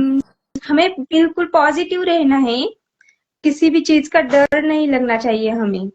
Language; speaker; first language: Hindi; native; Hindi